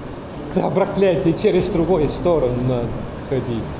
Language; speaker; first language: Russian; non-native, local second language; Estonian